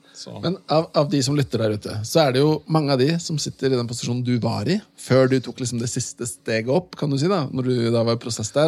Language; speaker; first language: Norwegian; native; Norwegian